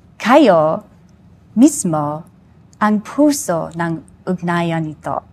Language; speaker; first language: Filipino; non-native, learner; English